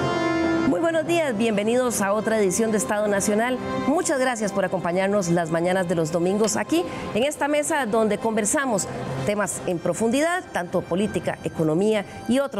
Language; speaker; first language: Spanish; native; Spanish